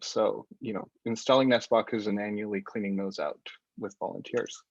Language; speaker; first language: English; native; English